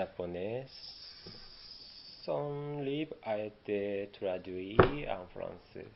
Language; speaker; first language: French; non-native, learner; Japanese